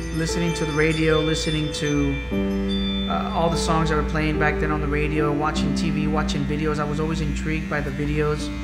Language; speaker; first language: English; native; English